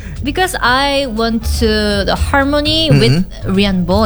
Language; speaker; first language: English; non-native, learner; Korean